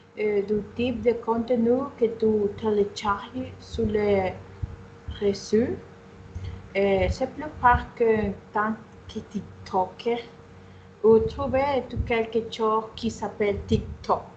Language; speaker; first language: French; non-native, learner; Spanish